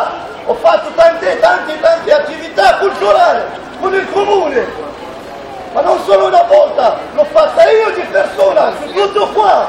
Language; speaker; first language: Italian; non-native, fluent; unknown